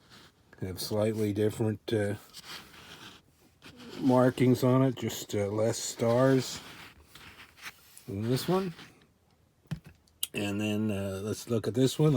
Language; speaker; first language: English; native; English